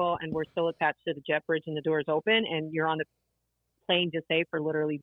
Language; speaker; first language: English; early bilingual, other home language; Portuguese